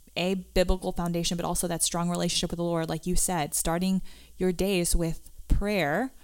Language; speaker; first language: English; native; English